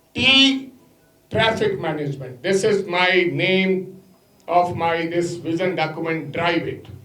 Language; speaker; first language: English; non-native, local second language; Punjabi